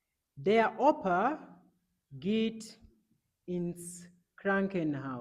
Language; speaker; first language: German; non-native, fluent; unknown